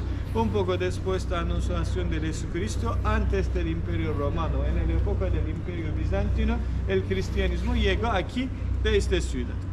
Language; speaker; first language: Spanish; non-native, fluent; Turkish